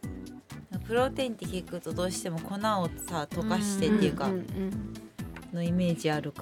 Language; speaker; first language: Japanese; native; Japanese